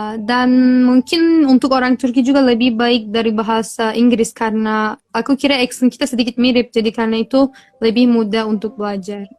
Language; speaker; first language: Indonesian; non-native, fluent; Turkish